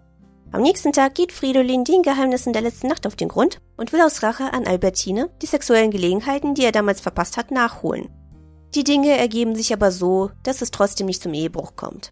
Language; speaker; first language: German; native; German